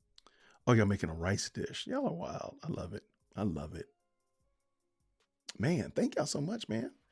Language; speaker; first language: English; native; English